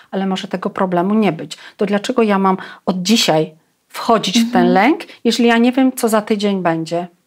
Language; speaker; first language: Polish; non-native, fluent; Russian